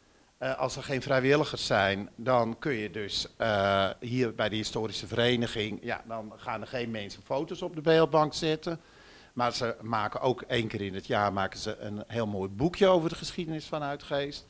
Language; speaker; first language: Dutch; native; Dutch